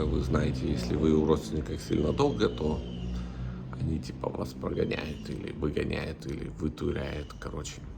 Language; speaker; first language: Russian; early bilingual, heritage; Russian